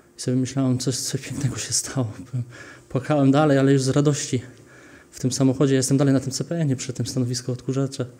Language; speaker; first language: Polish; early bilingual, heritage; Polish